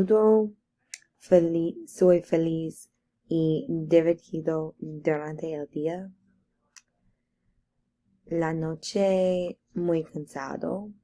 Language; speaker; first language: Spanish; non-native, learner; English